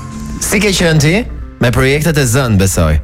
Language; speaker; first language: Albanian; native; Albanian